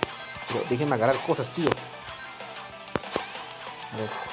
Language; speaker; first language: Spanish; native; Spanish